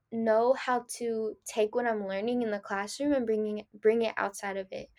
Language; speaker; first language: English; early bilingual, other home language; Spanish